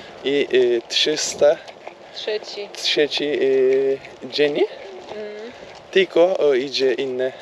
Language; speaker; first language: Polish; non-native, learner; Turkish